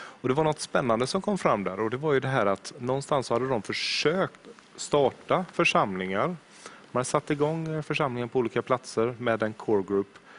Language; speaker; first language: Swedish; native; Swedish